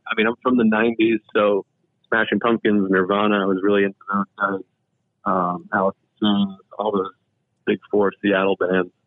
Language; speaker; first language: English; native; English